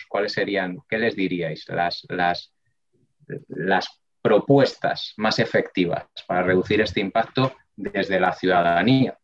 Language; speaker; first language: Spanish; native; Spanish